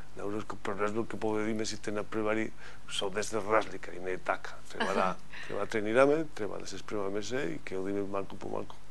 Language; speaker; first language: Macedonian; non-native, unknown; Spanish